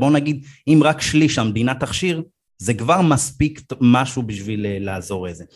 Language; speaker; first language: Hebrew; early bilingual, other home language; Amharic